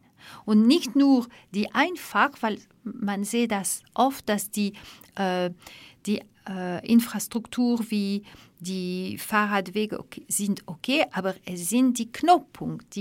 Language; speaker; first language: German; non-native, fluent; French